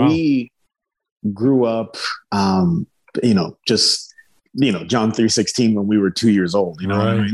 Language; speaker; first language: English; early bilingual, other home language; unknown